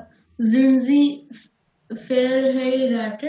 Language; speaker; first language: German; non-native, learner; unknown